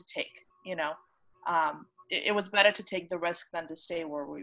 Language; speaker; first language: English; non-native, fluent; Romanian